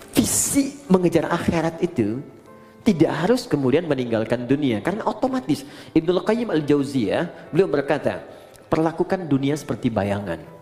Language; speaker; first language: Indonesian; native; Indonesian